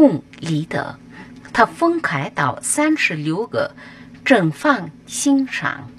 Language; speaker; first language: Chinese; non-native, fluent; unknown